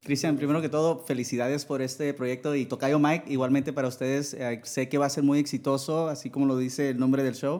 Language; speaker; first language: Spanish; early bilingual, heritage; Spanish